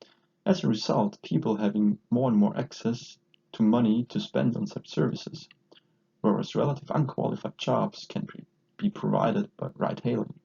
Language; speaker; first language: English; non-native, fluent; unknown